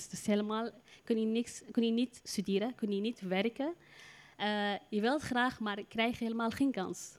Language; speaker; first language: Dutch; non-native, learner; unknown